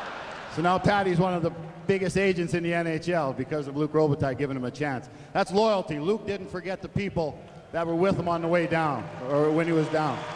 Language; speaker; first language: English; native; English